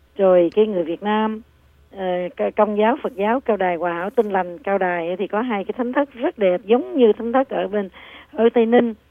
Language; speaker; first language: Vietnamese; native; Vietnamese